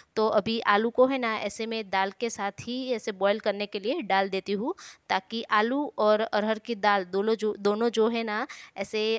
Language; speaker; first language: Hindi; non-native, local second language; Gujarati